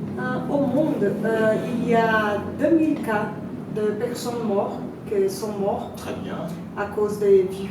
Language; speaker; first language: French; non-native, learner; Portuguese